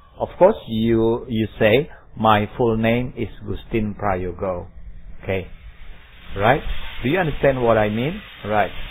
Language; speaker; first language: English; non-native, fluent; Indonesian